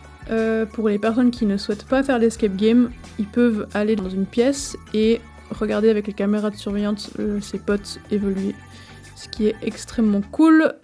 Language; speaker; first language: French; native; French